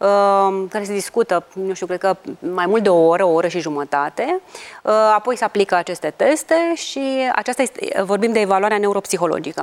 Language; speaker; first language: Romanian; native; Romanian